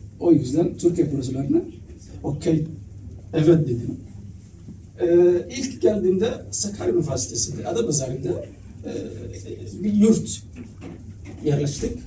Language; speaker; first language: Turkish; non-native, learner; Somali